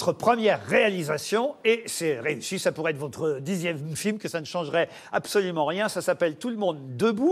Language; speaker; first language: French; native; French